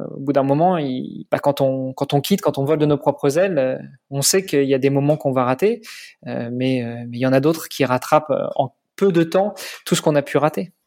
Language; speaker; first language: French; native; French